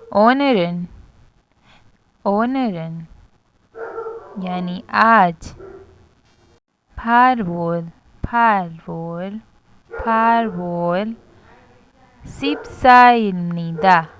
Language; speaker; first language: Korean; non-native, learner; Hindi